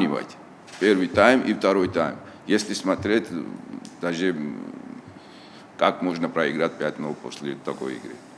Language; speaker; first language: Russian; non-native, local second language; Tajik